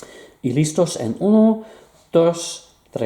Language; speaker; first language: Spanish; non-native, fluent; English